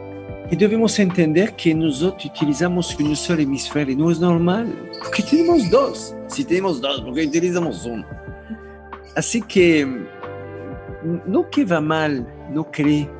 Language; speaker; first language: Spanish; non-native, learner; French